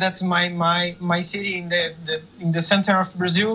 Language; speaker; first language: English; non-native, learner; Portuguese